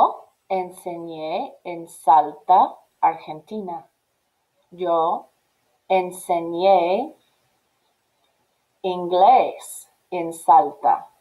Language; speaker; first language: Spanish; non-native, fluent; English